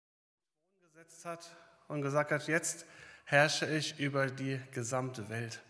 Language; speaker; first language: German; native; German